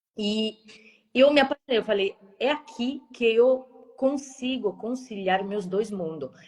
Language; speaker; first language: Portuguese; non-native, fluent; Italian